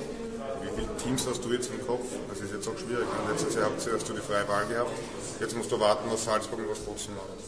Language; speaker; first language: German; native; German